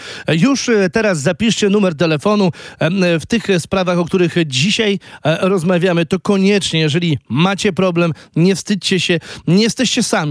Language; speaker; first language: Polish; native; Polish